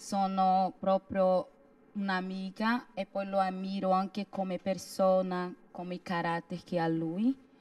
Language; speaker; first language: Italian; non-native, fluent; Portuguese